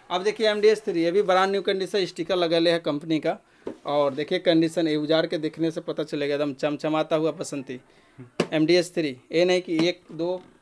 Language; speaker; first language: Hindi; native; Hindi